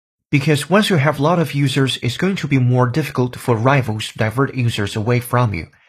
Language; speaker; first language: English; non-native, fluent; Chinese